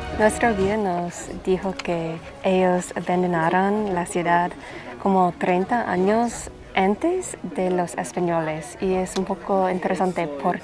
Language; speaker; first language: Spanish; non-native, fluent; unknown